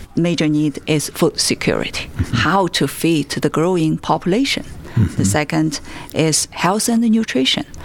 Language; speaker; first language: English; non-native, fluent; Chinese